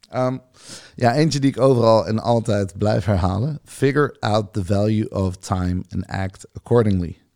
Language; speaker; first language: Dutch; early bilingual, other home language; Hebrew